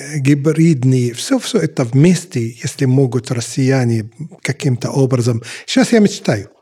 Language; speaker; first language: Russian; non-native, fluent; Arabic